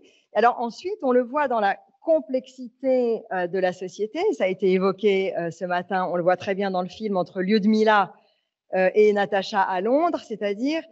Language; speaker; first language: French; native; French